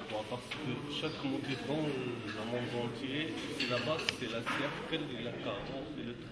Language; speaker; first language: French; non-native, local second language; Arabic